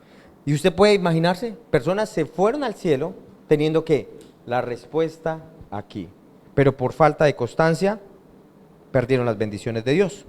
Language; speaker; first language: Spanish; native; Spanish